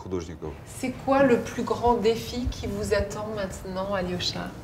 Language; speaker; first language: French; native; French